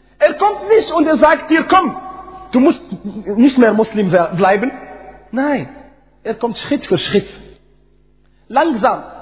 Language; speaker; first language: German; non-native, fluent; Arabic